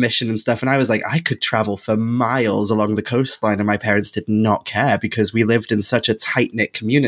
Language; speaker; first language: English; non-native, local second language; Welsh